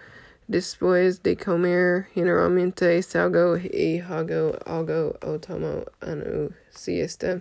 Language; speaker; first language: Spanish; non-native, learner; English